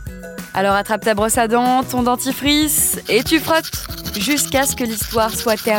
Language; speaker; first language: French; native; French